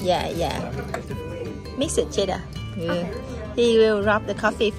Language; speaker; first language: English; non-native, learner; Vietnamese